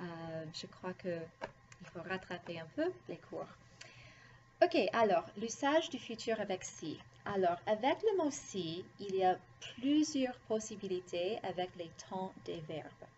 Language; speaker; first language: French; non-native, fluent; English